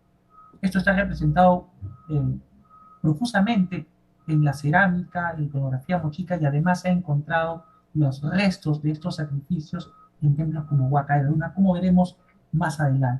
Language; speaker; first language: Spanish; native; Spanish